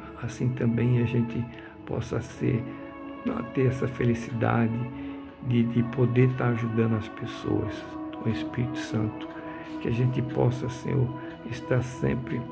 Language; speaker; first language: Portuguese; native; Portuguese